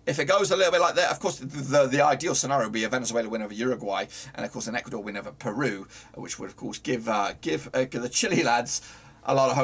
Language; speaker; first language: English; native; English